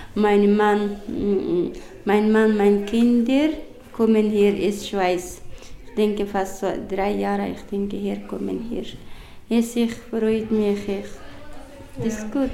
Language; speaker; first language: German; non-native, learner; Persian